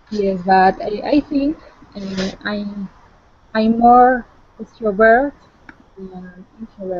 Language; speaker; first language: English; non-native, learner; Spanish